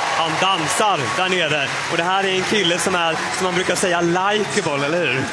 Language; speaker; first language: Swedish; native; Swedish